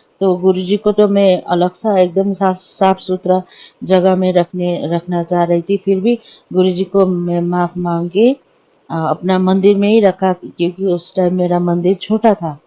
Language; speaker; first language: Hindi; non-native, local second language; Nepali